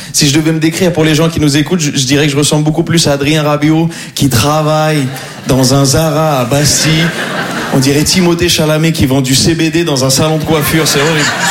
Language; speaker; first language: French; non-native, local second language; Arabic